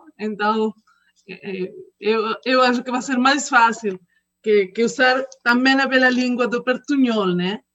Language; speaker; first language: Portuguese; non-native, fluent; Spanish